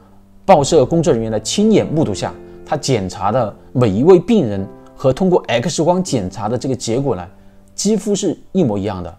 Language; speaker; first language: Chinese; native; Chinese